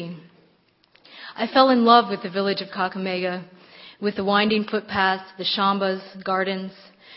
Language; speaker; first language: English; native; English